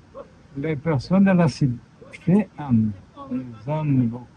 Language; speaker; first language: French; non-native, learner; Portuguese